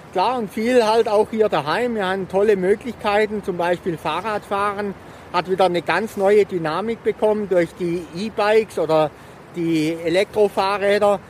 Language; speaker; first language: German; native; German